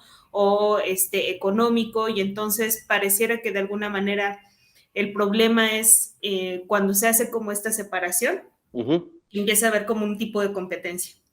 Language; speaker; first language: Spanish; native; Spanish